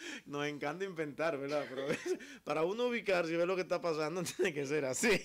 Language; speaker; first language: Spanish; native; Spanish